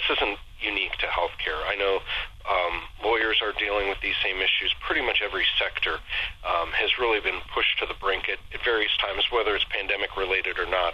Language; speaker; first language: English; native; English